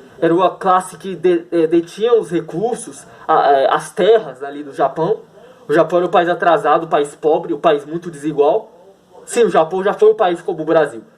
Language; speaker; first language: Portuguese; native; Portuguese